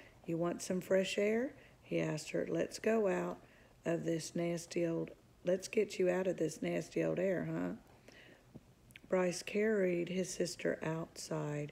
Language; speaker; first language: English; native; English